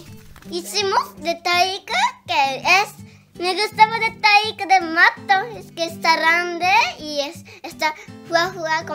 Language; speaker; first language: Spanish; early bilingual, heritage; Spanish